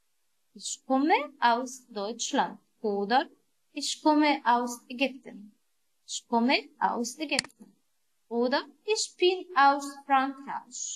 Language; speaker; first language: German; non-native, learner; Arabic